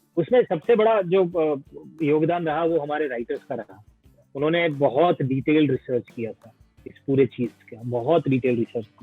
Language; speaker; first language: Hindi; non-native, local second language; Gujarati